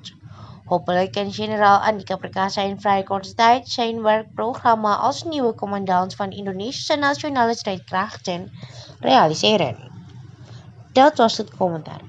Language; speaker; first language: Dutch; non-native, fluent; Indonesian